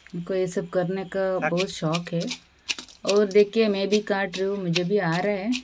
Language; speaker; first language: Hindi; non-native, local second language; Kannada